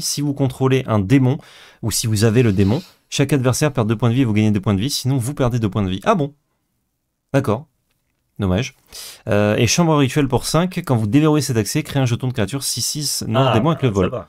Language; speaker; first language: French; native; French